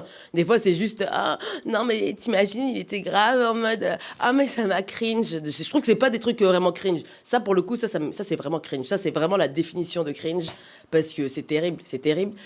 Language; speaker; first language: French; native; French